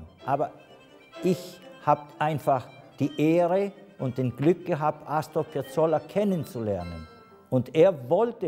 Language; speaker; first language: German; non-native, fluent; Italian